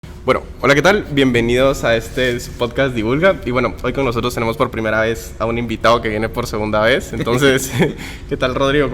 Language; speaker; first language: Spanish; native; Spanish